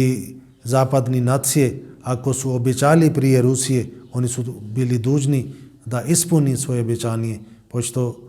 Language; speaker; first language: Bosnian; non-native, learner; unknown